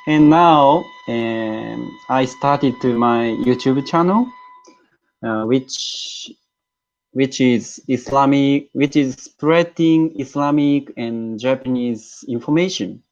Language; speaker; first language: English; non-native, learner; Japanese